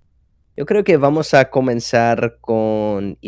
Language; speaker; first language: Spanish; non-native, fluent; English